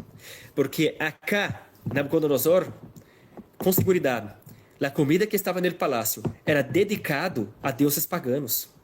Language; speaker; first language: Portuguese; non-native, fluent; Spanish